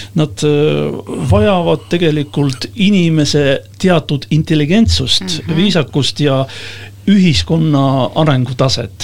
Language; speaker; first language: Estonian; non-native, local second language; Russian